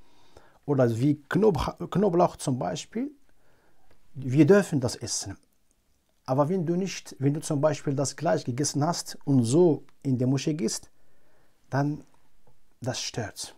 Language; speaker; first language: German; non-native, fluent; Arabic